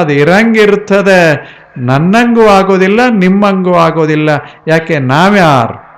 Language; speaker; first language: Kannada; native; Kannada